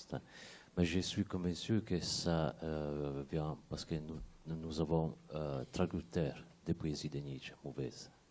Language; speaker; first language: French; non-native, fluent; Italian